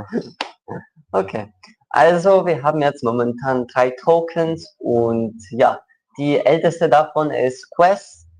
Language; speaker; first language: German; non-native, local second language; Ukrainian